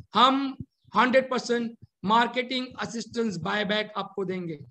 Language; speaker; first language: Hindi; non-native, local second language; Marathi